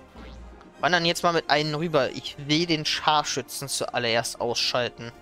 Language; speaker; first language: German; native; German